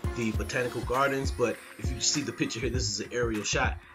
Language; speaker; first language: English; native; English